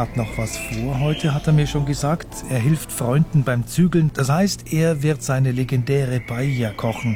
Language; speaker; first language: German; native; German